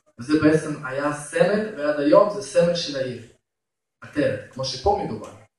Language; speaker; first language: Hebrew; non-native, fluent; Russian